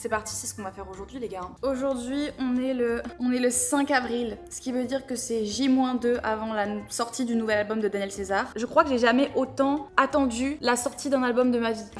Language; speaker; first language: French; native; French